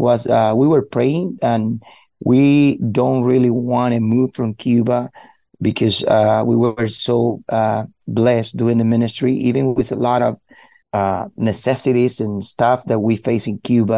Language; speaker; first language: English; non-native, fluent; Spanish